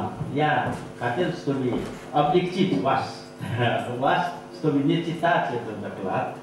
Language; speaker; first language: Russian; non-native, learner; Nepali